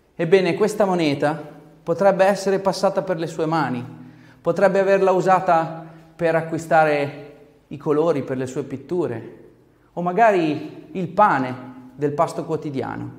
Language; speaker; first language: Italian; native; Italian